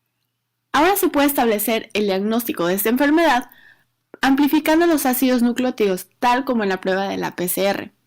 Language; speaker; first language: Spanish; native; Spanish